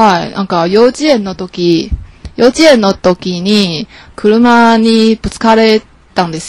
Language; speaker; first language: Japanese; non-native, learner; Chinese